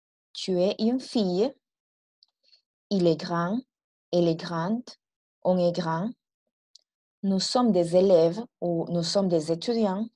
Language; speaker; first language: French; non-native, fluent; Spanish